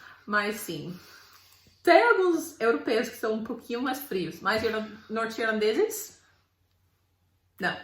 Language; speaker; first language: Portuguese; non-native, fluent; English